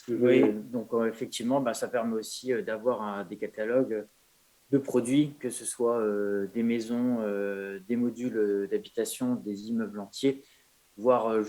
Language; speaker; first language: French; native; French